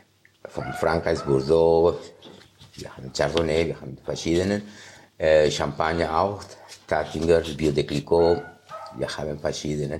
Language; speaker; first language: German; non-native, fluent; Spanish